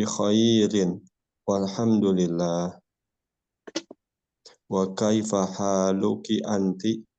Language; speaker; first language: Arabic; non-native, learner; Indonesian